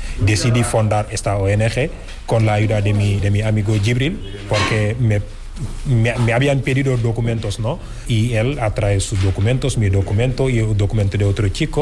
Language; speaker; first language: Spanish; non-native, fluent; Wolof